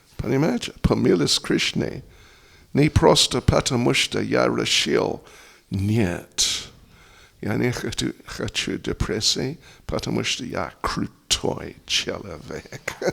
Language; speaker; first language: Russian; non-native, learner; English